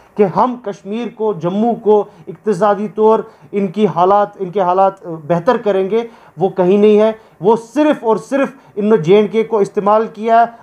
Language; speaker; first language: Hindi; non-native, local second language; Kashmiri